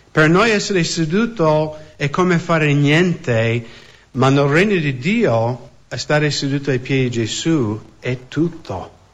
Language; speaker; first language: Italian; non-native, fluent; English